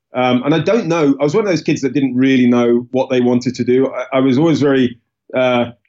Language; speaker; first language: English; native; English